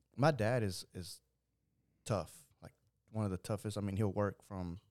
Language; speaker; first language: English; early bilingual, other home language; Spanish